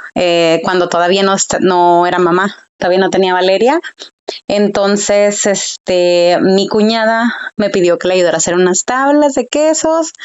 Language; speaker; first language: Spanish; early bilingual, heritage; Spanish